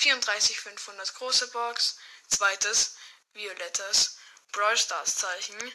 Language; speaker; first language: German; native; German